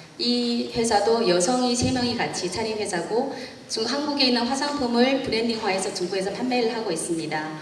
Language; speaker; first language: Korean; native; Korean